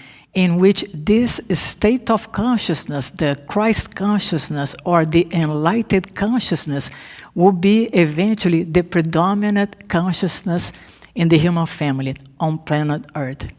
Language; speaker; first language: English; non-native, fluent; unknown